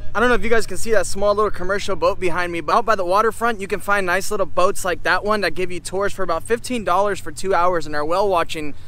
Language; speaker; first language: English; native; English